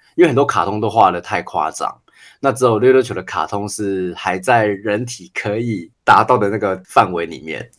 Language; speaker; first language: Chinese; native; Chinese